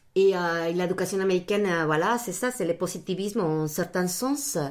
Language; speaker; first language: French; non-native, fluent; Spanish